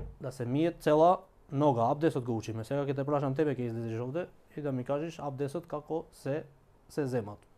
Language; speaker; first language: Macedonian; non-native, local second language; Albanian